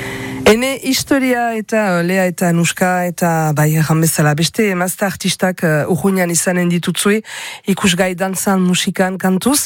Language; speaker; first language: Basque; native; Basque